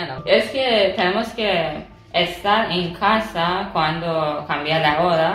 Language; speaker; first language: Spanish; non-native, learner; Persian